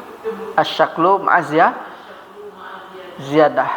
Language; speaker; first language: Arabic; non-native, fluent; Indonesian